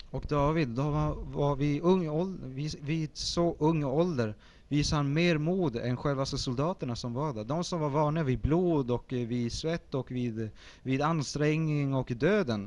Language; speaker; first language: Swedish; early bilingual, other home language; Spanish